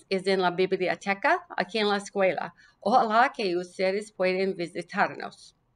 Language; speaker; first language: Spanish; non-native, learner; English